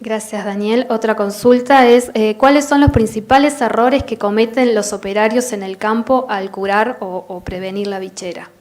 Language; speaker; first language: Spanish; native; Spanish